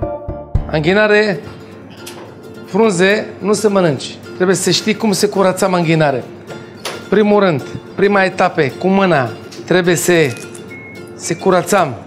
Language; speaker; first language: Romanian; non-native, fluent; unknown